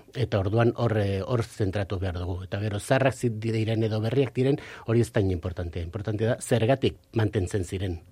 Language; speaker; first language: Basque; native; Basque